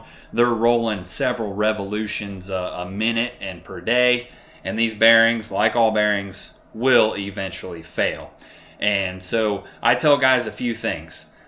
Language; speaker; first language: English; native; English